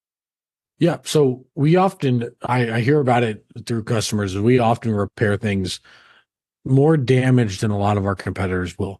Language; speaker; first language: English; native; English